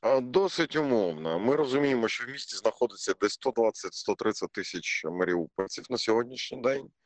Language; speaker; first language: Ukrainian; non-native, local second language; Russian